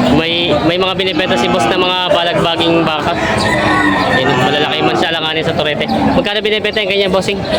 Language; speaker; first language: Filipino; native; Filipino